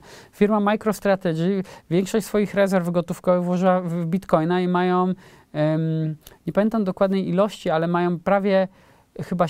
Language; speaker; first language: Polish; native; Polish